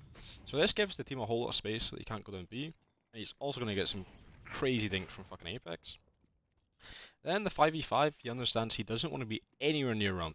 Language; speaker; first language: English; native; English